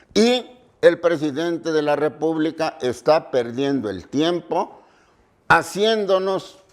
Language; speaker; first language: Spanish; native; Spanish